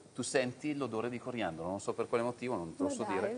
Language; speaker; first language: Italian; native; Italian